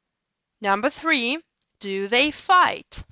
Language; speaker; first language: English; non-native, fluent; Russian